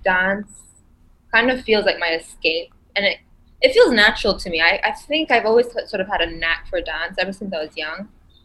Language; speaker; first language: English; non-native, local second language; Malay